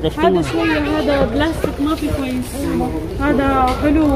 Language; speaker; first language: Arabic; non-native, learner; Filipino